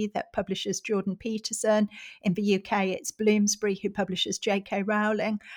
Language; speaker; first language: English; native; English